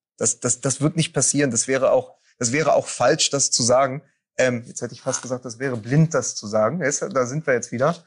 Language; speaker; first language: German; native; German